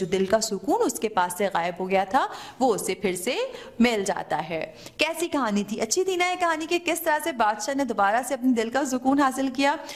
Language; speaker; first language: Urdu; native; Urdu